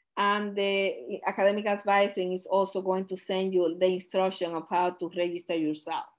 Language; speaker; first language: English; non-native, fluent; Spanish